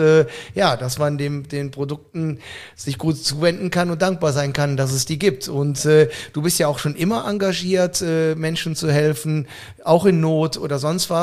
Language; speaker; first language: German; native; German